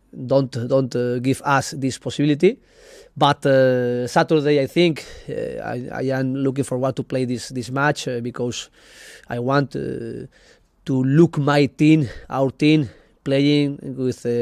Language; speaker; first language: English; non-native, learner; Spanish